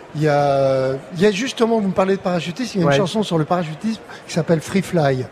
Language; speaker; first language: French; native; French